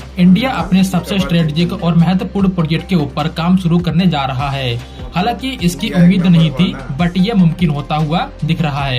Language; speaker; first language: Hindi; native; Hindi